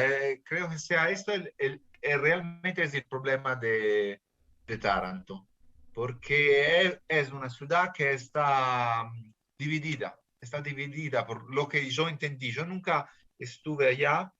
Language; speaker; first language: Spanish; non-native, fluent; Italian